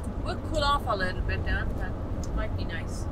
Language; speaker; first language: English; native; English